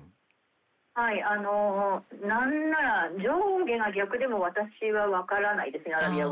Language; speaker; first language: Japanese; native; Japanese